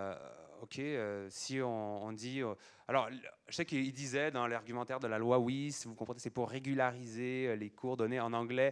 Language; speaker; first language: French; native; French